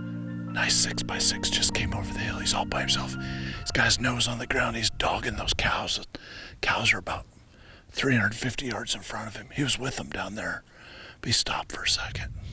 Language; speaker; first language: English; native; English